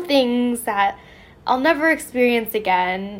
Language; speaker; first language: English; native; English